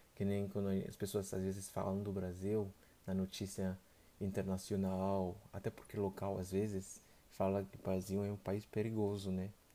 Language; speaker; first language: Portuguese; non-native, fluent; Haitian Creole